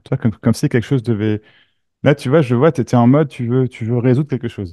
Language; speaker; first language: French; native; French